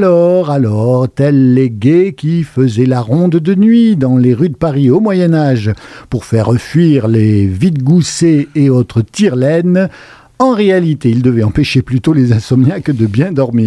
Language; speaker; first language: French; native; French